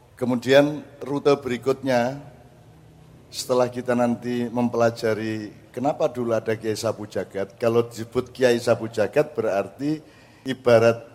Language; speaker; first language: Indonesian; non-native, local second language; Madurese